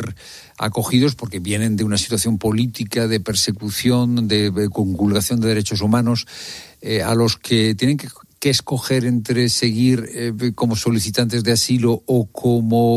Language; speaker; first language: Spanish; native; Spanish